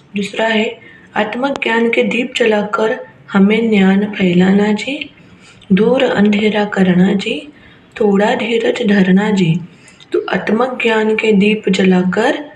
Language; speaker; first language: Hindi; non-native, local second language; Marathi